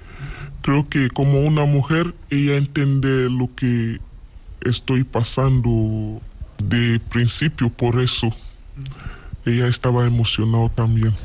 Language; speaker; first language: Spanish; non-native, learner; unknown